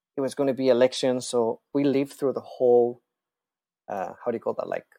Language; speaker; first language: English; non-native, fluent; Spanish